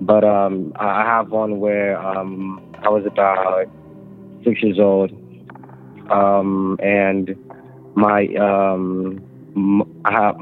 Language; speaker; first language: English; non-native, local second language; Filipino